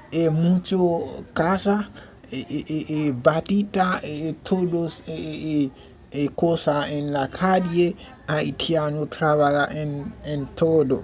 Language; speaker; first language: Spanish; non-native, learner; Haitian Creole